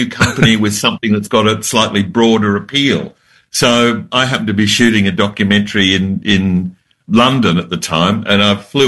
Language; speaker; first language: English; native; English